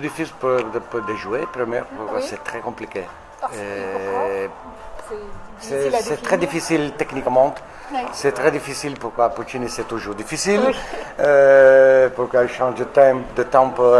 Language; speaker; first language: French; non-native, fluent; Italian